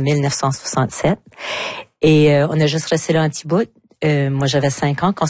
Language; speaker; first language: French; native; French